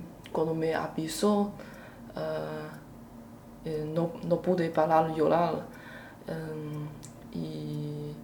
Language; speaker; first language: Spanish; non-native, learner; Chinese